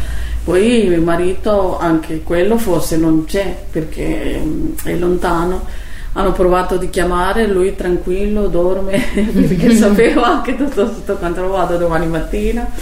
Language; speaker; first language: Italian; non-native, learner; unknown